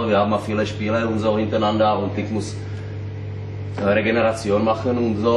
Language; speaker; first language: German; non-native, learner; Czech